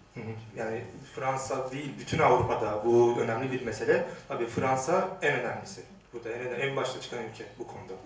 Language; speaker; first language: Turkish; native; Turkish